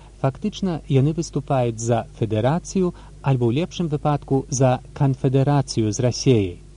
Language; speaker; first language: Belarusian; native; Belarusian